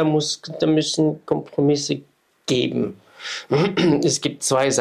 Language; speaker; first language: German; non-native, fluent; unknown